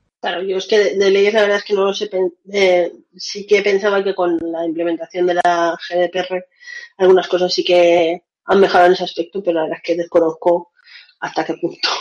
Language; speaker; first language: Spanish; early bilingual, other home language; Russian